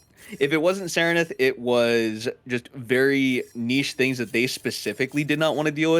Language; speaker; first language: English; native; English